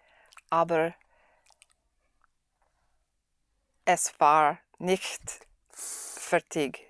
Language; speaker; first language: German; non-native, learner; English